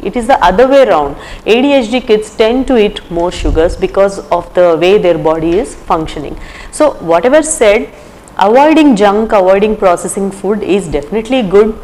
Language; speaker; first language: English; non-native, local second language; Telugu